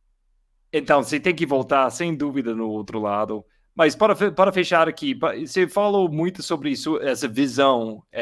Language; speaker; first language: Portuguese; non-native, learner; English